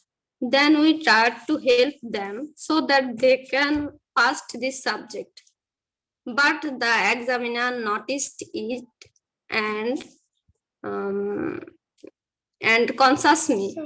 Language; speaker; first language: English; non-native, learner; Bangla